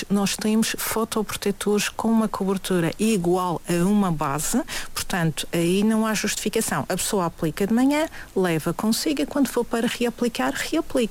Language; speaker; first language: Portuguese; native; Portuguese